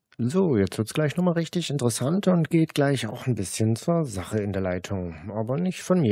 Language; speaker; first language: German; native; German